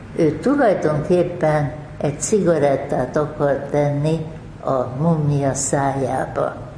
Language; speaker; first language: Hungarian; native; Hungarian